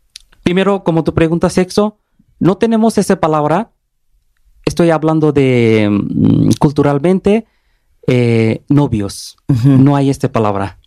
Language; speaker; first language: Spanish; non-native, learner; Bangla